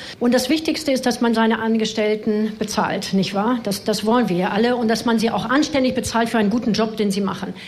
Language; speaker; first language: German; non-native, fluent; French